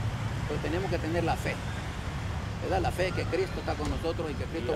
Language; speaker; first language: Spanish; native; Spanish